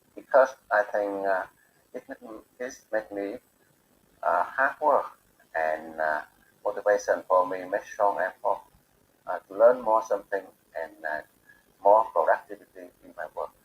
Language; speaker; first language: English; non-native, learner; Bangla